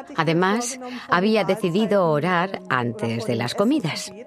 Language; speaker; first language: Spanish; non-native, fluent; German